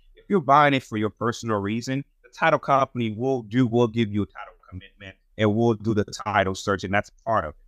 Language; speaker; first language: English; non-native, fluent; Haitian Creole